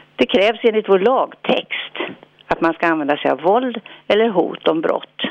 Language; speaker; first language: Swedish; native; Swedish